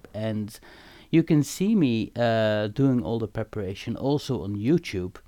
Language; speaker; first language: English; non-native, fluent; Dutch